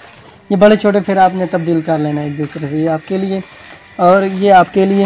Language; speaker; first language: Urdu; non-native, local second language; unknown